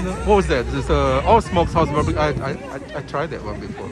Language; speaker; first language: English; non-native, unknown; Indonesian